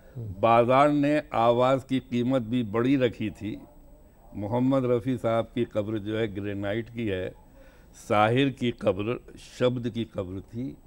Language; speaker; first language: Hindi; native; Hindi